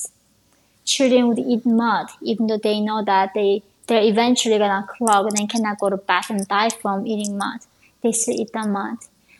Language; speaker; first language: English; non-native, fluent; Korean